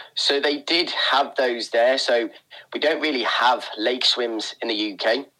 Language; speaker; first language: English; native; English